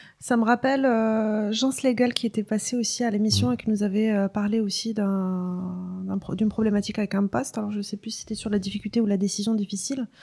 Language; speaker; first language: French; non-native, local second language; Arabic